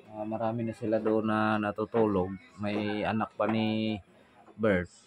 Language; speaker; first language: Filipino; non-native, local second language; Cebuano